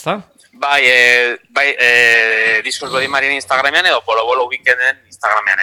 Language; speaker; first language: Basque; non-native, local second language; Spanish